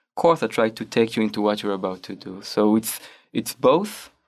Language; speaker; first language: English; non-native, fluent; Hebrew